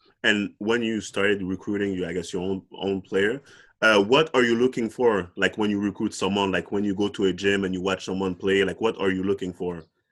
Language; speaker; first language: English; non-native, fluent; French